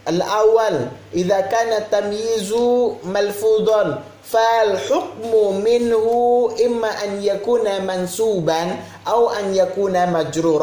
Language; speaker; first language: Arabic; non-native, fluent; Indonesian